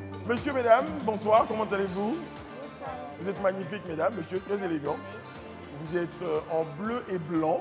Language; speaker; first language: French; native; French